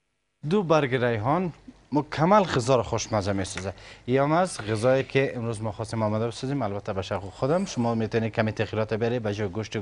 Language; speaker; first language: Persian; native; Persian